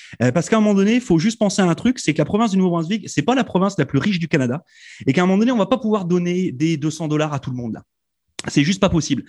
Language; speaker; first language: French; native; French